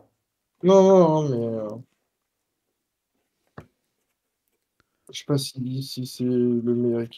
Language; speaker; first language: French; native; French